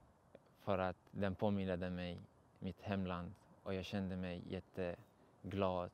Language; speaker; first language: Swedish; non-native, learner; Persian